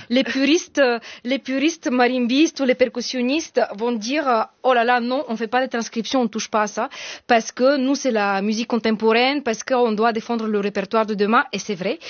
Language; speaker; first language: French; non-native, fluent; Bulgarian